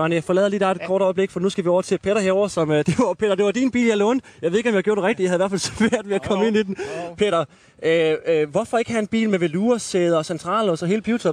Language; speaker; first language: Danish; native; Danish